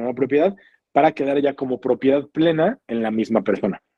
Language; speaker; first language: Spanish; native; Spanish